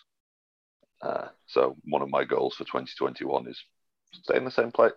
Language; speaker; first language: English; native; English